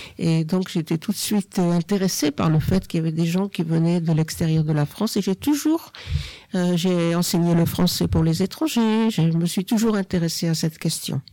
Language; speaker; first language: French; native; French